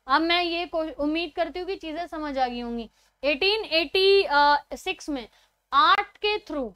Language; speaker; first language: Hindi; native; Hindi